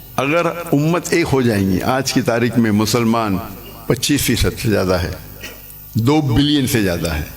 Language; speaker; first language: Urdu; non-native, local second language; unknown